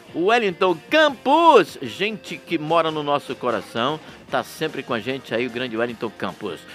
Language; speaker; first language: Portuguese; native; Portuguese